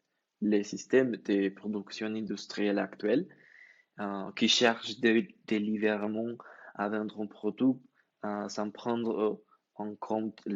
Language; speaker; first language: French; non-native, learner; Spanish